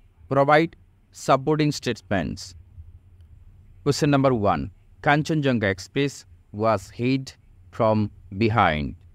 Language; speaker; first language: English; non-native, local second language; Bangla